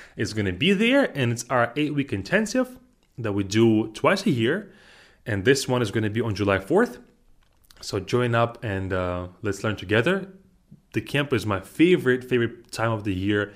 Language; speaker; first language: English; non-native, fluent; Russian